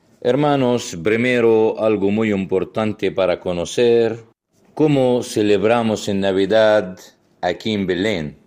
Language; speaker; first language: Spanish; non-native, fluent; Arabic